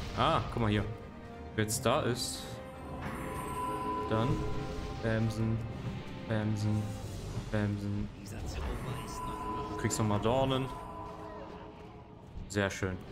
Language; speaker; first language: German; native; German